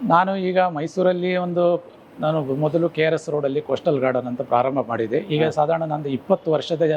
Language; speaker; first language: Kannada; native; Kannada